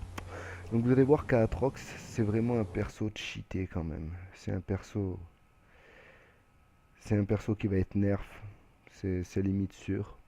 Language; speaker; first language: French; native; French